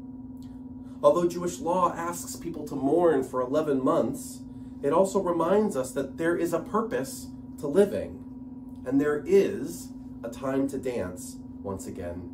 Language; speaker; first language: English; native; English